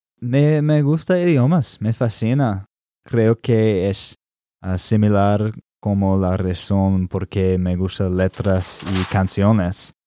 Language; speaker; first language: Spanish; non-native, learner; English